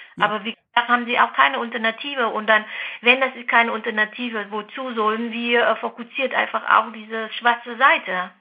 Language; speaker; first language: German; non-native, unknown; Vietnamese